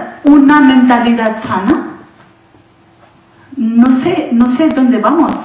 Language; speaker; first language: Spanish; non-native, learner; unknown